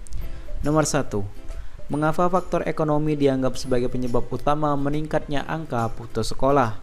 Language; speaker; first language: Indonesian; native; Indonesian